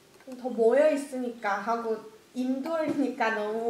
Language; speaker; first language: Korean; non-native, learner; Chinese